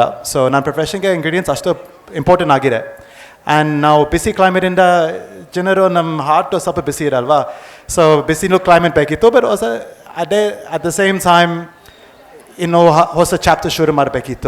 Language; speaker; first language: Kannada; non-native, fluent; English